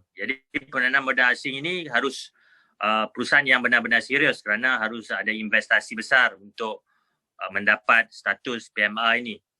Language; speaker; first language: Malay; native; Malay